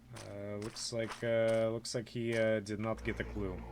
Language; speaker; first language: English; native; English